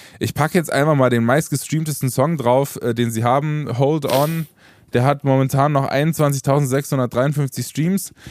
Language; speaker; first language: German; early bilingual, other home language; Romanian